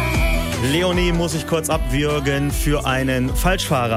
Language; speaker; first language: German; native; German